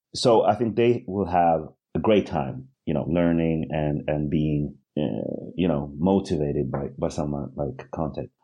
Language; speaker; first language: English; early bilingual, other home language; Swedish